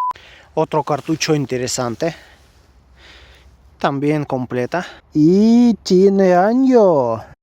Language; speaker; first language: Spanish; non-native, learner; Russian